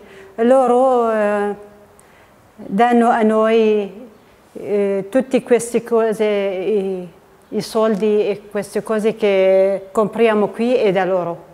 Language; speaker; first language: Italian; non-native, fluent; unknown